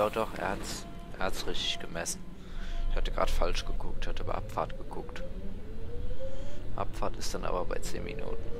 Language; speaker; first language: German; native; German